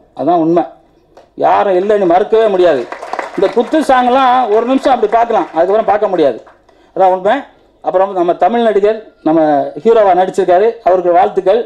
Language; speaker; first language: Tamil; native; Tamil